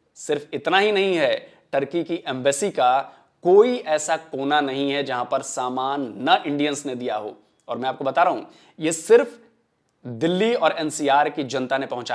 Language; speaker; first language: Hindi; native; Hindi